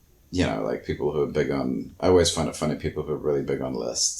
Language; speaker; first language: English; native; English